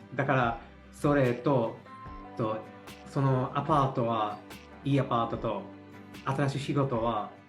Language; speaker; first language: Japanese; non-native, learner; English